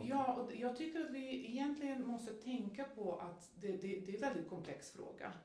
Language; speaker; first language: Swedish; non-native, fluent; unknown